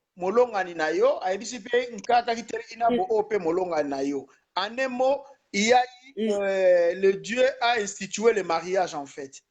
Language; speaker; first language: Lingala; non-native, local second language; Kongo